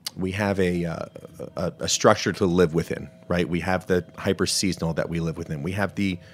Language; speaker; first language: English; native; English